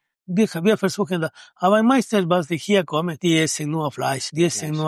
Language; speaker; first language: German; non-native, learner; Spanish